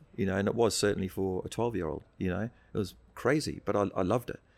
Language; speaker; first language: English; native; English